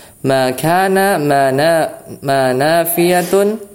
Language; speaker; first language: Arabic; non-native, fluent; Indonesian